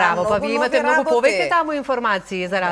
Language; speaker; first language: Macedonian; native; Macedonian